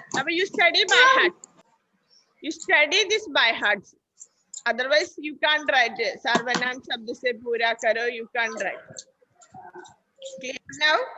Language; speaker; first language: English; non-native, local second language; Malayalam